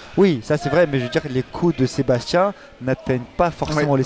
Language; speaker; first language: French; native; French